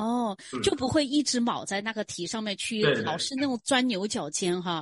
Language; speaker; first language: Chinese; native; Chinese